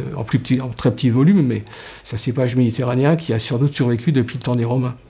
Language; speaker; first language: French; native; French